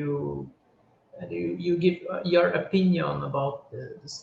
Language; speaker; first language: English; non-native, learner; Portuguese